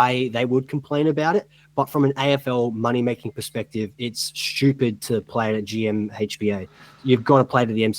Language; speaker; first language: English; native; English